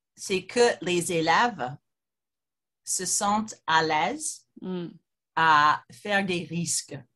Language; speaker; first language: French; non-native, fluent; English